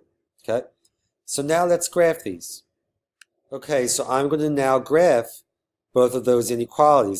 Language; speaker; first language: English; native; English